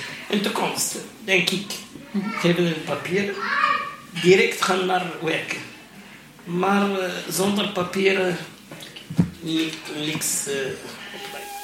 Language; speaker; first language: Dutch; non-native, learner; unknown